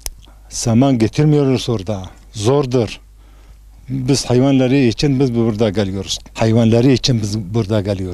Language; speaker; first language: Turkish; non-native, local second language; Kurdish